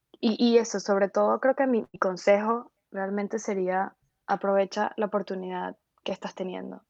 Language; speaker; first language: Spanish; native; Spanish